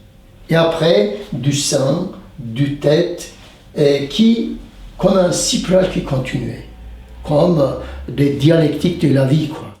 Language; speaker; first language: French; non-native, learner; Turkish